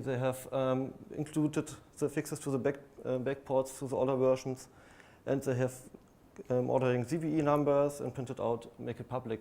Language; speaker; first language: English; non-native, fluent; German